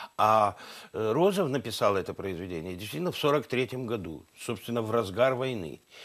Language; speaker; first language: Russian; native; Russian